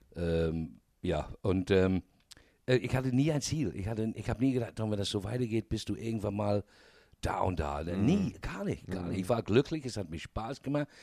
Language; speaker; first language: German; non-native, fluent; English